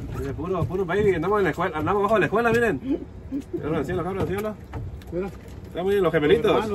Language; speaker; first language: Spanish; native; Spanish